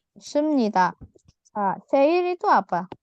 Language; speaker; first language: Korean; non-native, fluent; Indonesian